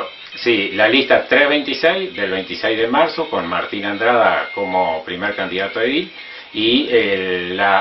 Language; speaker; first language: Spanish; native; Spanish